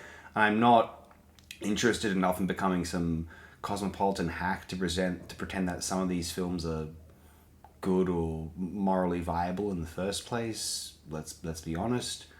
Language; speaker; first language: English; native; English